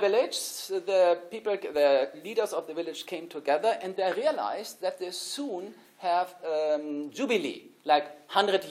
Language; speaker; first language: English; non-native, fluent; German